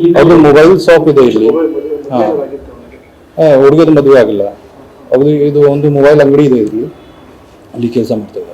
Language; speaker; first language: Kannada; non-native, local second language; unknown